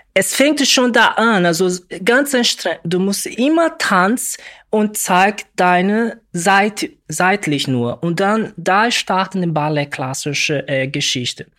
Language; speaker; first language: German; non-native, learner; Portuguese